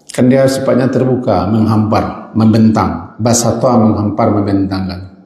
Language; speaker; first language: Malay; non-native, local second language; Minangkabau